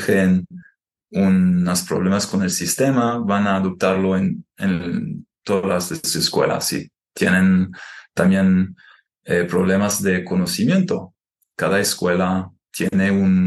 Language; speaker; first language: Spanish; non-native, fluent; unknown